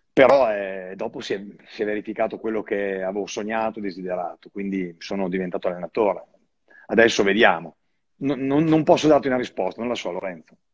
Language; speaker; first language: Italian; native; Italian